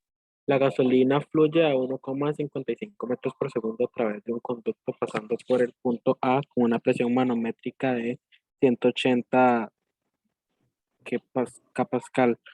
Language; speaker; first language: Spanish; native; Spanish